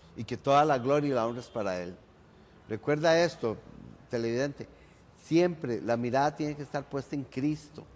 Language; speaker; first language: Spanish; native; Spanish